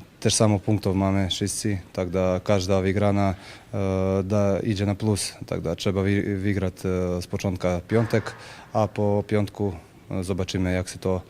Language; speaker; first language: Polish; non-native, learner; Serbian